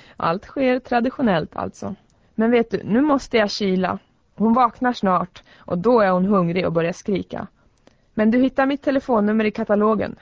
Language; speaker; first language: Swedish; native; Swedish